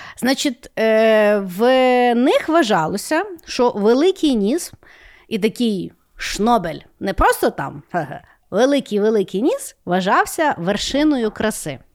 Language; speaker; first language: Ukrainian; non-native, local second language; Russian